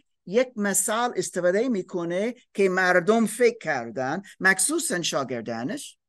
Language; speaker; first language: Persian; non-native, learner; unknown